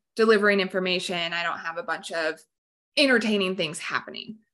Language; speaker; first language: English; native; English